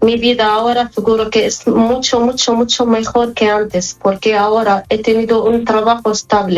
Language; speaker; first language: Spanish; non-native, fluent; Arabic